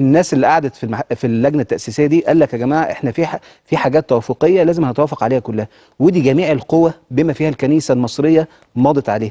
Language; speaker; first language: Arabic; native; Arabic